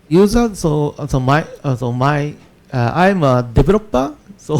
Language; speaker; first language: English; non-native, learner; Japanese